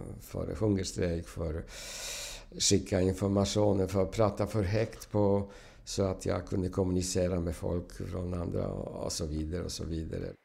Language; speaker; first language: Swedish; non-native, fluent; Polish